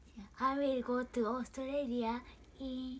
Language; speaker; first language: English; non-native, learner; Japanese